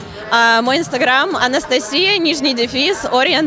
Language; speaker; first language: Russian; native; Russian